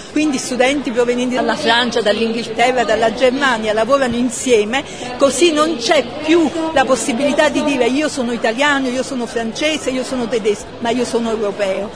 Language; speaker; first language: Italian; native; Italian